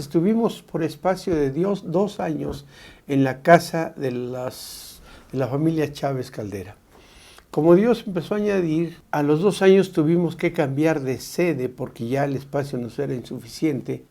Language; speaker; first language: Spanish; native; Spanish